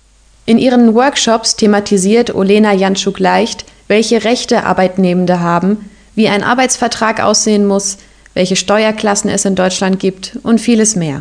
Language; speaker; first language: German; native; German